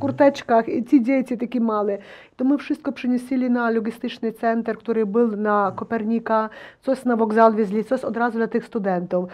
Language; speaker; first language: Polish; non-native, learner; Ukrainian